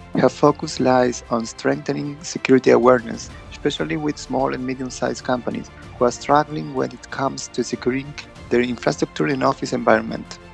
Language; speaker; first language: English; non-native, fluent; Spanish